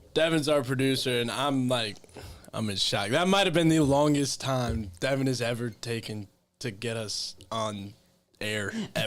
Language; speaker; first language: English; native; English